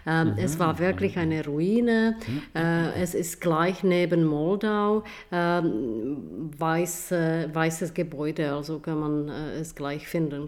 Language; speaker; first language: German; non-native, fluent; Czech